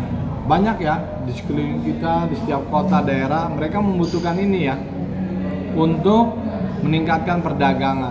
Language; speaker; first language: Indonesian; native; Indonesian